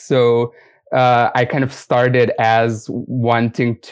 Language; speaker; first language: English; non-native, fluent; Romanian